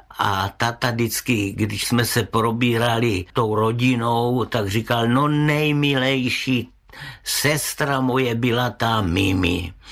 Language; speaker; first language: Czech; native; Czech